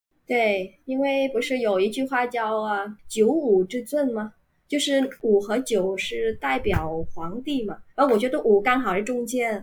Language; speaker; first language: Chinese; non-native, fluent; Vietnamese